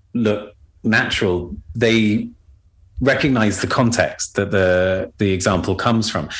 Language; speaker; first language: English; native; English